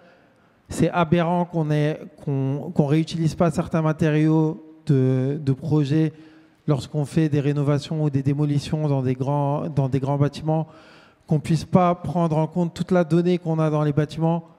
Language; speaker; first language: French; native; French